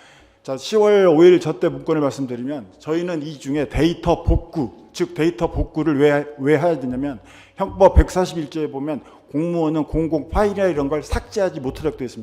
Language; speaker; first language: Korean; native; Korean